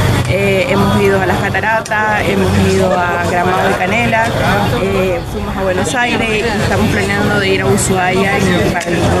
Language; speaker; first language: Spanish; native; Spanish